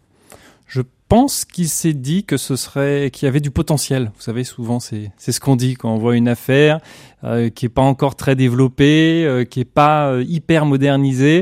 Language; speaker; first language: French; native; French